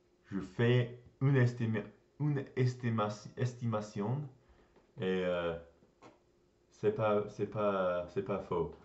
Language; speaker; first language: French; non-native, learner; English